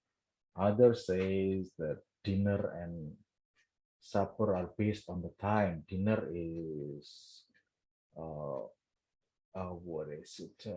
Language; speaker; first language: English; non-native, fluent; Indonesian